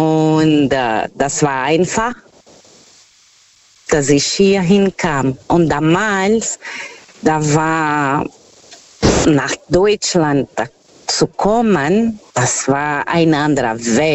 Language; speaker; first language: German; non-native, fluent; Portuguese